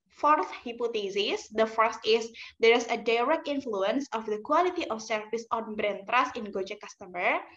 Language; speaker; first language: English; non-native, learner; Indonesian